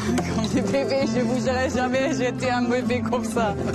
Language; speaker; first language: French; non-native, fluent; German